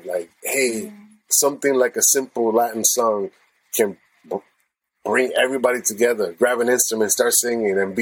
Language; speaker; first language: English; non-native, fluent; Spanish